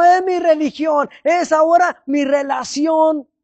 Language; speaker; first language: Spanish; early bilingual, heritage; Spanish